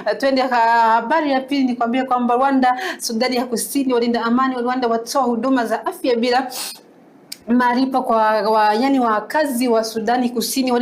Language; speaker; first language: Swahili; non-native, local second language; Kinyarwanda